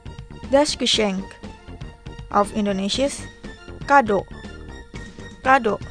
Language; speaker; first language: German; non-native, fluent; Indonesian